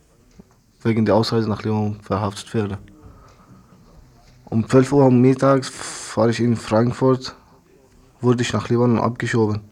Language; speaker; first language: German; non-native, learner; Arabic